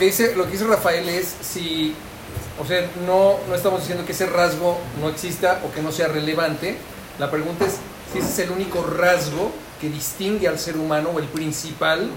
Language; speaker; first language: Spanish; native; Spanish